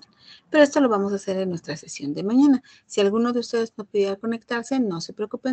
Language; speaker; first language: Spanish; native; Spanish